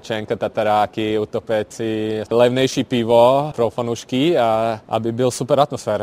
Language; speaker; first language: Czech; non-native, learner; Latvian